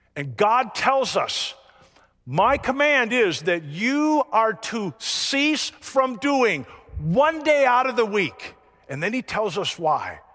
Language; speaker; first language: English; native; English